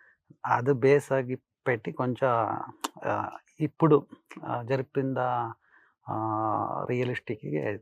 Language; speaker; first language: Telugu; non-native, learner; Kannada